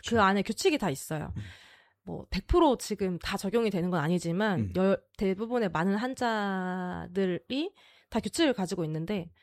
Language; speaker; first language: Korean; native; Korean